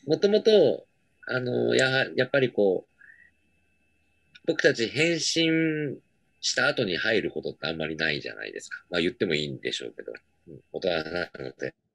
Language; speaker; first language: Japanese; native; Japanese